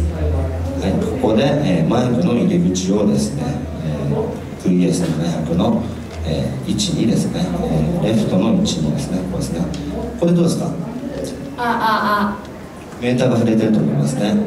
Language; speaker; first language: Japanese; native; Japanese